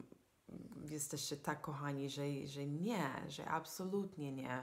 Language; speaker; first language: Polish; non-native, fluent; English